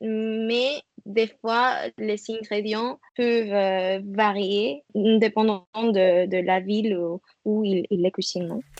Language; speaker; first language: French; non-native, fluent; Spanish